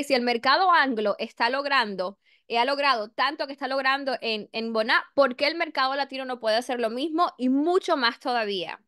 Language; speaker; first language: Spanish; early bilingual, heritage; Spanish